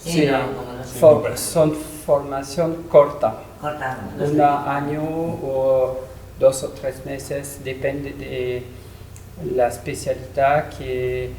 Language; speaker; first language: Spanish; non-native, learner; French